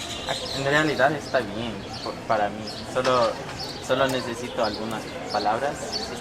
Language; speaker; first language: Spanish; non-native, learner; English